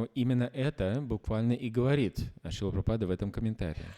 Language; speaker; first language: Russian; native; Russian